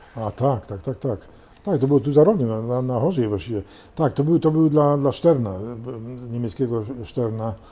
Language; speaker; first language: Polish; early bilingual, heritage; Polish